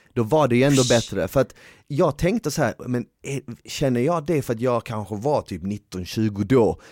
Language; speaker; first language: Swedish; native; Swedish